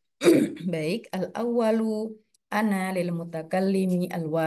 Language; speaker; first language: Arabic; non-native, fluent; Indonesian